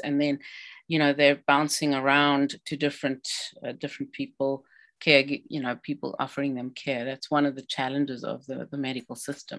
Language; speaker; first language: English; native; English